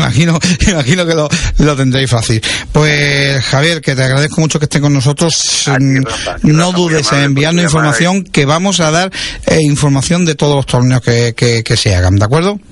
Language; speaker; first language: Spanish; native; Spanish